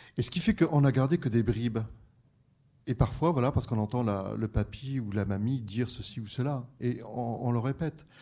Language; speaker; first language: French; native; French